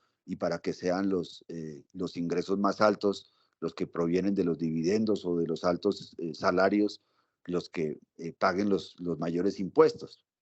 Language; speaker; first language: Spanish; native; Spanish